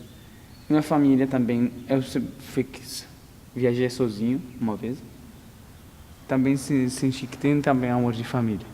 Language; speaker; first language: Portuguese; non-native, learner; Arabic